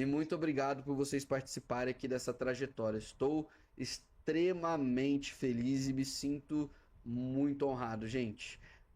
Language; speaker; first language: Portuguese; native; Portuguese